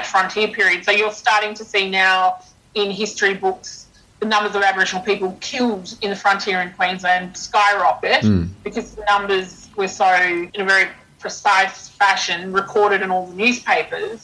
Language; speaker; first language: English; native; English